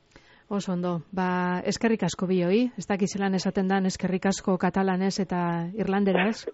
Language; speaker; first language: Basque; native; Basque